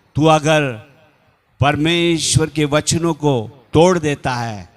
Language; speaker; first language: Hindi; non-native, local second language; Telugu